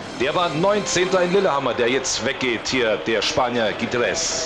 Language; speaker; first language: German; native; German